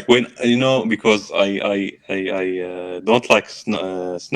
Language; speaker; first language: English; non-native, learner; Arabic